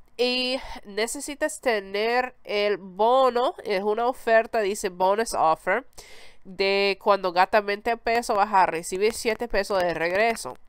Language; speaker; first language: Spanish; early bilingual, heritage; Spanish